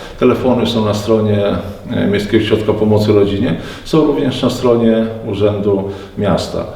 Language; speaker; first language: Polish; native; Polish